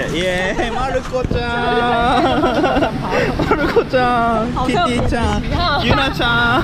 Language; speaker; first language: Chinese; non-native, learner; Japanese